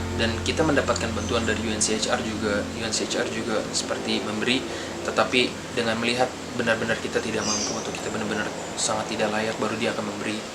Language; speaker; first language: Indonesian; non-native, fluent; Arabic